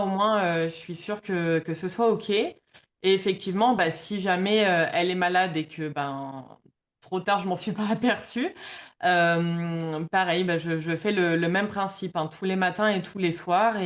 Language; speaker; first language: French; native; French